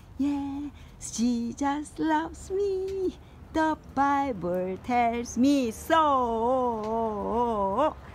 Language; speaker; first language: English; non-native, learner; Korean